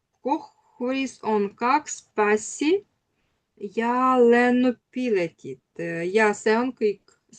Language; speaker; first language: Estonian; non-native, learner; Russian